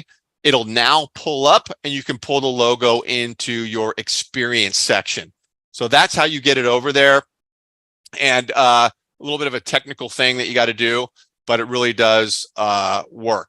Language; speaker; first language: English; native; English